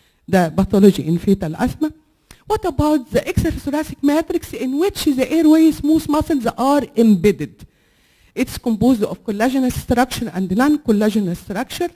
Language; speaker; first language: English; non-native, fluent; Arabic